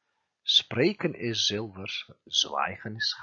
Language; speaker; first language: Dutch; non-native, fluent; Turkish